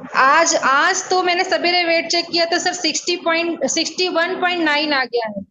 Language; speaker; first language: Hindi; non-native, local second language; Gujarati